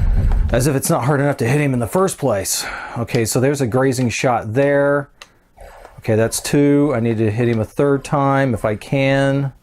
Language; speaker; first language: English; native; English